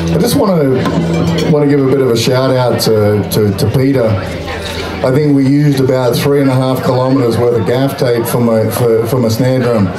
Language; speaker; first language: English; native; English